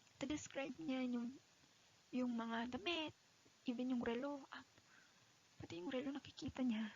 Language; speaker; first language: Filipino; non-native, local second language; Iloko